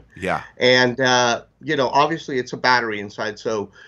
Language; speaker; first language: English; native; English